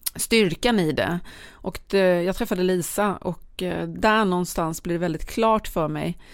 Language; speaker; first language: Swedish; native; Swedish